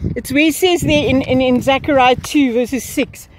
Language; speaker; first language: English; early bilingual, other home language; Afrikaans